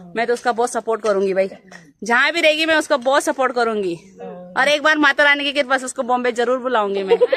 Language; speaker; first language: Hindi; non-native, local second language; Garhwali